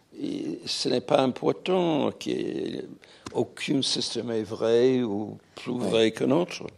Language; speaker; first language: French; non-native, fluent; English